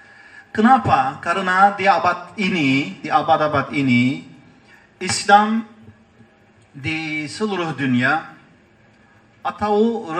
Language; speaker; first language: Indonesian; non-native, learner; Turkish